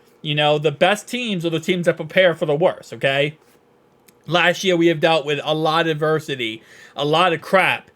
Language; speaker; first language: English; native; English